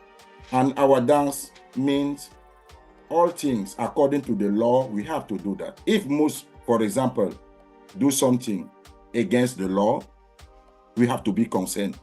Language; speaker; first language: English; non-native, learner; French